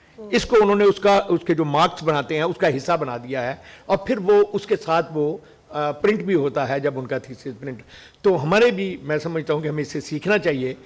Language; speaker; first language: Urdu; non-native, local second language; Punjabi